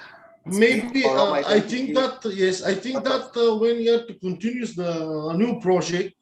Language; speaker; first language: English; non-native, learner; Bulgarian